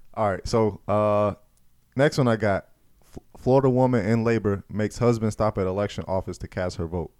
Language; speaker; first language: English; native; English